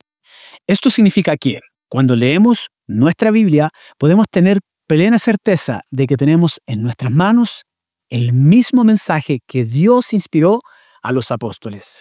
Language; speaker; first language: Spanish; native; Spanish